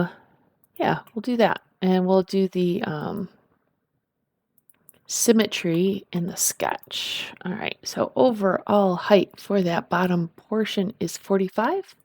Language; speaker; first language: English; native; English